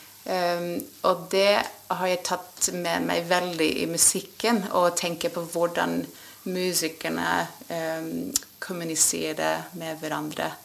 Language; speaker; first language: Norwegian; non-native, fluent; English